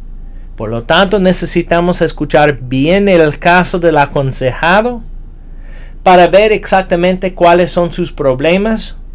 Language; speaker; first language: Spanish; non-native, fluent; English